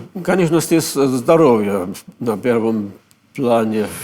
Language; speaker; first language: Russian; non-native, fluent; German